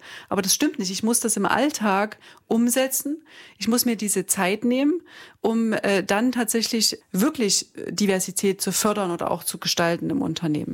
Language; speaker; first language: German; native; German